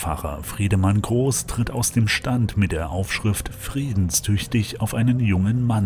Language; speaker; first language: German; native; German